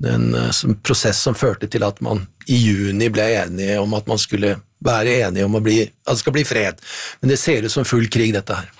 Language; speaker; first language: Norwegian; native; Norwegian